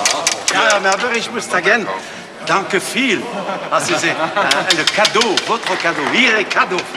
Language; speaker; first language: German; non-native, learner; French